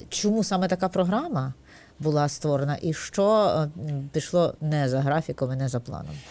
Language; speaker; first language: Ukrainian; native; Ukrainian